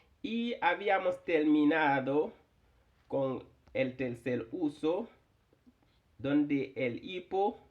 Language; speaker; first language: Spanish; non-native, fluent; Haitian Creole